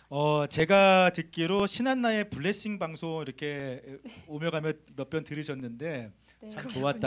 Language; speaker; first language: Korean; native; Korean